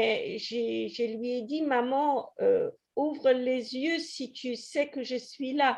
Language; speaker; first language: French; non-native, fluent; Polish